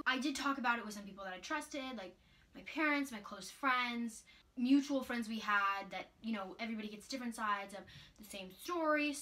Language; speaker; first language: English; native; English